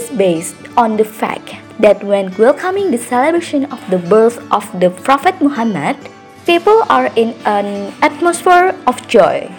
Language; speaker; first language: English; non-native, fluent; Indonesian